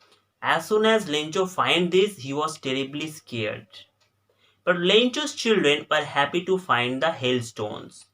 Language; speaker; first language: English; non-native, local second language; Bangla